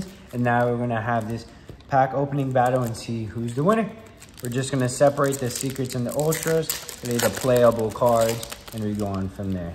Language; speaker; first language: English; native; English